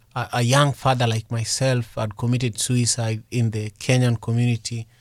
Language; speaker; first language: English; non-native, local second language; Luo (Kenya and Tanzania)